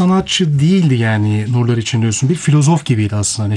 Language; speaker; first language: Turkish; native; Turkish